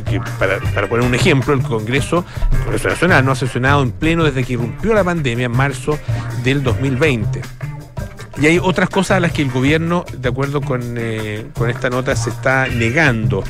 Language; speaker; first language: Spanish; native; Spanish